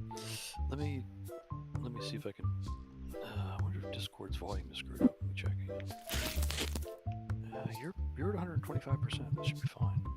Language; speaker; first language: English; native; English